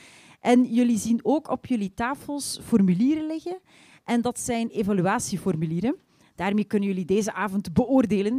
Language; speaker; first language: Dutch; native; Dutch